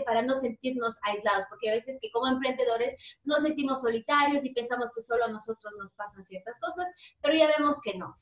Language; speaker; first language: Spanish; native; Spanish